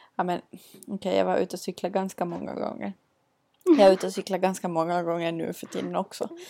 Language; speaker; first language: Swedish; native; Swedish